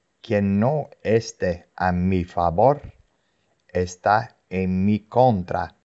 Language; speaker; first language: Spanish; non-native, fluent; Dutch